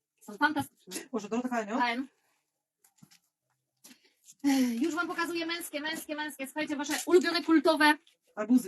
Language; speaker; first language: Polish; native; Polish